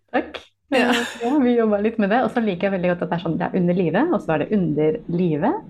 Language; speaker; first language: Norwegian; non-native, fluent; English